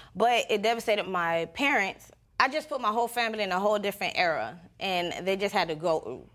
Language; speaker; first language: English; non-native, fluent; Spanish